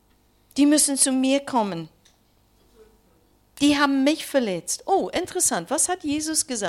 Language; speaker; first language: German; non-native, learner; English